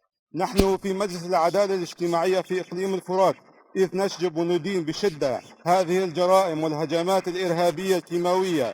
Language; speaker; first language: Arabic; non-native, local second language; Kurdish